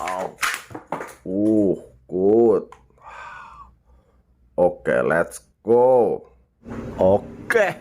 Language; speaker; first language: English; non-native, learner; Indonesian